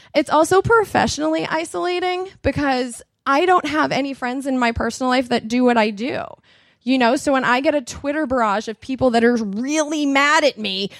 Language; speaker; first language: English; native; English